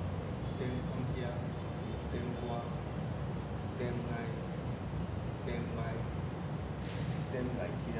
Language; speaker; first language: Vietnamese; non-native, learner; Japanese